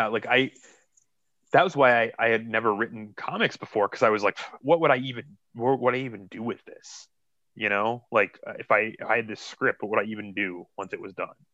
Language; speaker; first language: English; native; English